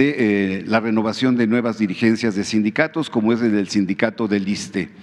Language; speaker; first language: Spanish; native; Spanish